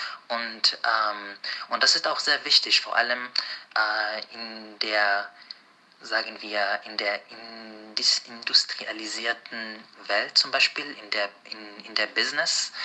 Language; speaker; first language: German; non-native, fluent; Arabic